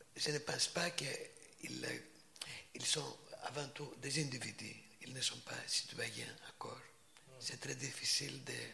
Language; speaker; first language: French; non-native, fluent; Greek